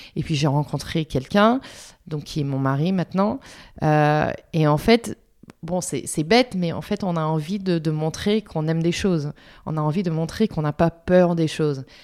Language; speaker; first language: French; non-native, fluent; English